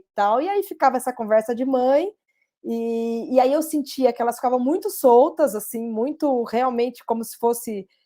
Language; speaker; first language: Portuguese; native; Portuguese